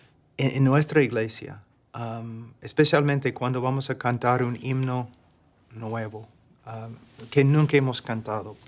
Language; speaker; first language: Spanish; non-native, fluent; English